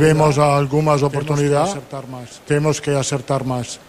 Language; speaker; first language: Portuguese; non-native, learner; Italian